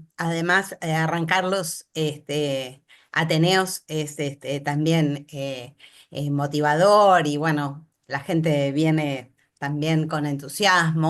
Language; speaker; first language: Spanish; native; Spanish